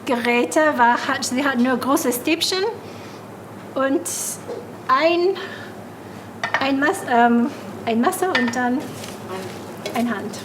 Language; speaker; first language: German; non-native, fluent; English